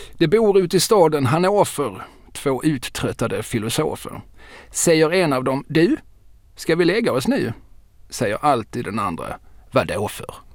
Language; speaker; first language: Swedish; native; Swedish